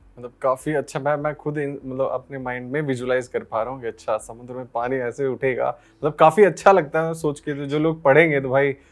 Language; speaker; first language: Hindi; native; Hindi